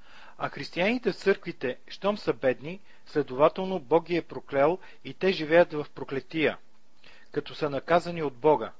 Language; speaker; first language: Bulgarian; native; Bulgarian